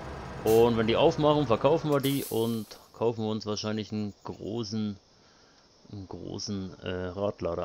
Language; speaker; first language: German; native; German